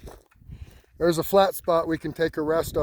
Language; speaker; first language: English; native; English